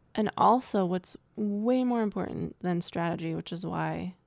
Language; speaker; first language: English; native; English